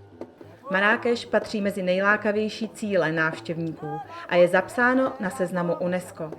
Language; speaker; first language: Czech; native; Czech